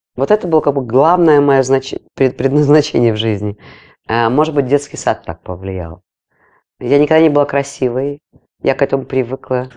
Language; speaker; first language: Russian; non-native, local second language; Latvian